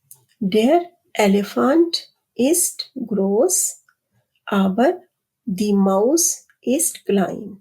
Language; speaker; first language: German; non-native, fluent; Urdu